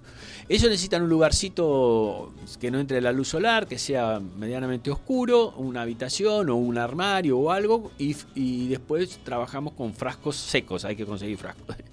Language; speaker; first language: Spanish; native; Spanish